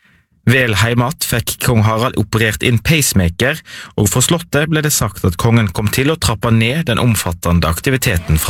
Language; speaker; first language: Norwegian; native; Norwegian